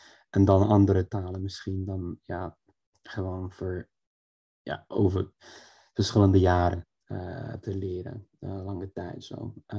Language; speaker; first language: Dutch; non-native, fluent; English